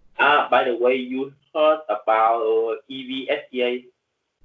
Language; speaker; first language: English; non-native, learner; Vietnamese